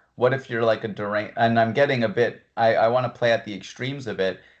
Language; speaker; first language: English; native; English